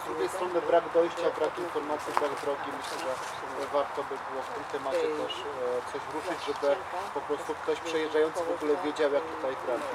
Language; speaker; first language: Polish; native; Polish